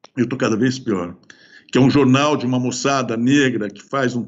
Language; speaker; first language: Portuguese; native; Portuguese